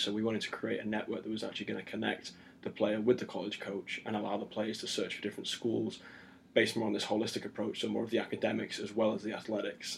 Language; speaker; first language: English; native; English